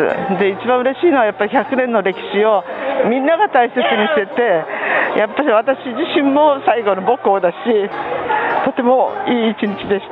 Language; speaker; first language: Japanese; native; Japanese